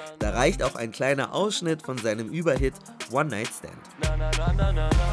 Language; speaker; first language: German; native; German